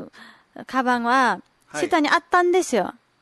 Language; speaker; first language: Japanese; non-native, learner; Nepali